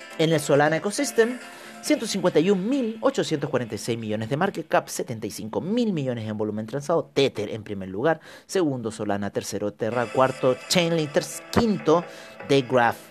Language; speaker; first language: Spanish; native; Spanish